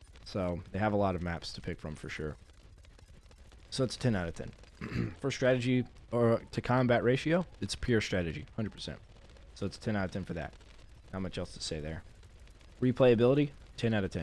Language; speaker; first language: English; native; English